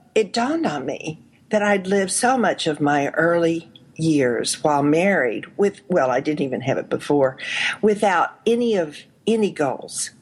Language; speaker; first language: English; native; English